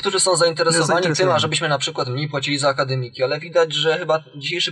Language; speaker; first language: Polish; native; Polish